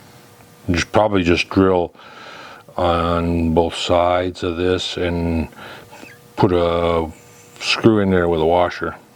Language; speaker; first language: English; native; English